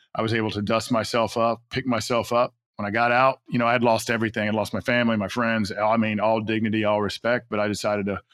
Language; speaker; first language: English; native; English